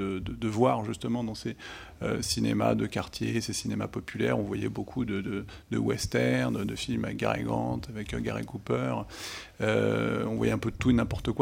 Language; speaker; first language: French; native; French